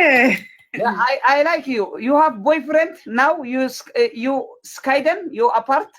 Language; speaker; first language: English; non-native, learner; Tigrinya